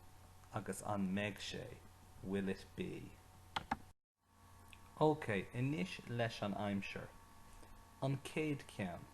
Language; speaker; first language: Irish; non-native, local second language; English